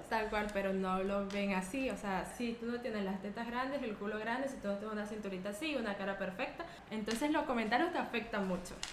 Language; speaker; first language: Spanish; native; Spanish